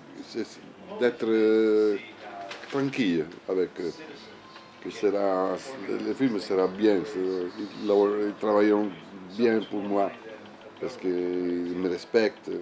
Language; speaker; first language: French; non-native, learner; Italian